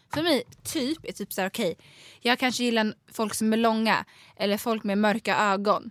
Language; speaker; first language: Swedish; early bilingual, other home language; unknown